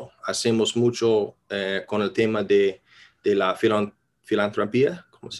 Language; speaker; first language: Spanish; non-native, fluent; English